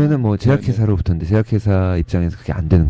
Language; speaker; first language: Korean; native; Korean